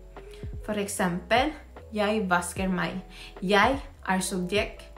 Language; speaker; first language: Norwegian; non-native, fluent; Filipino